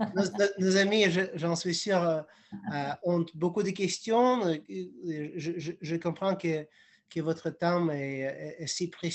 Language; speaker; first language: French; non-native, fluent; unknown